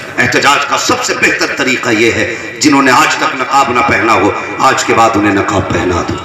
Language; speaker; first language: Urdu; native; Urdu